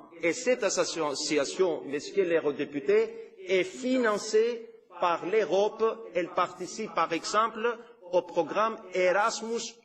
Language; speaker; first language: French; non-native, fluent; Greek